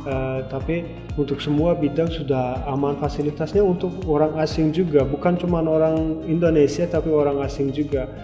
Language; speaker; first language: Indonesian; non-native, fluent; Turkmen